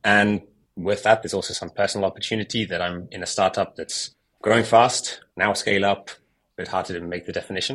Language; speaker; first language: English; native; English